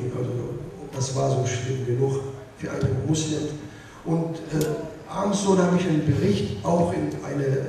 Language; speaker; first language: German; non-native, learner; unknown